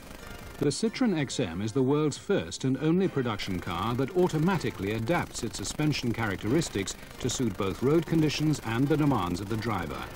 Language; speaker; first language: English; native; English